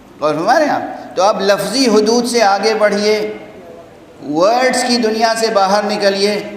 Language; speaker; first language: Urdu; native; Urdu